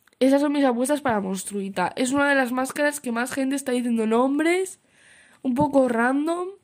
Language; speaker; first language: Spanish; native; Spanish